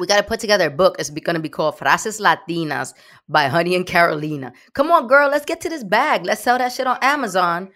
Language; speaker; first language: English; early bilingual, other home language; Spanish